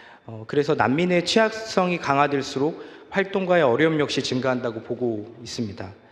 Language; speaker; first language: Korean; native; Korean